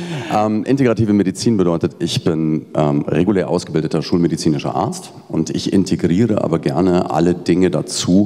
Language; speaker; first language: German; native; German